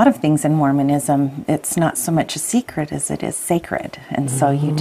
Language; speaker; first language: English; native; English